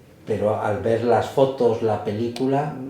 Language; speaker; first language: Spanish; native; Spanish